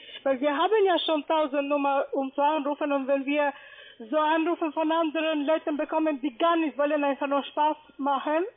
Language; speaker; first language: German; non-native, fluent; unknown